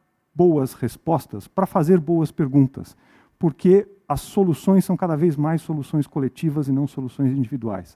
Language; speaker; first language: Portuguese; native; Portuguese